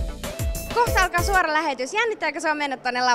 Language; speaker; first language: Finnish; native; Finnish